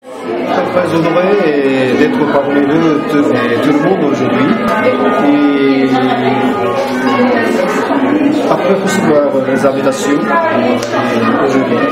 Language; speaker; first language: French; non-native, learner; Japanese